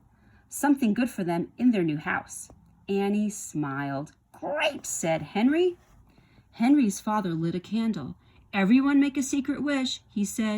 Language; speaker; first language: English; native; English